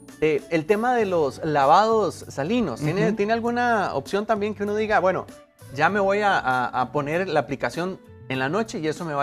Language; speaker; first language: Spanish; native; Spanish